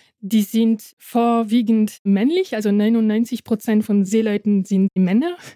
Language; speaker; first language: German; non-native, fluent; French